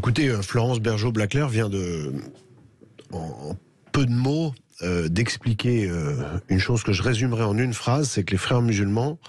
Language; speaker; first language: French; native; French